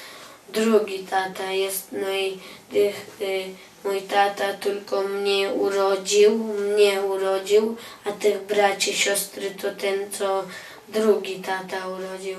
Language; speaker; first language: Polish; early bilingual, other home language; Chechen